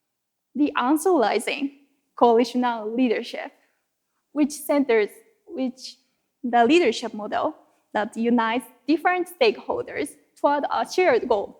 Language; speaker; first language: English; non-native, fluent; Japanese